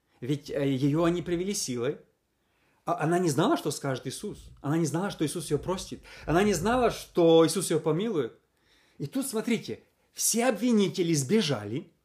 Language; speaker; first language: Russian; native; Russian